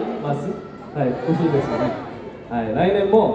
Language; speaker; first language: Japanese; non-native, learner; Korean